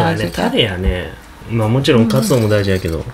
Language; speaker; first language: Japanese; native; Japanese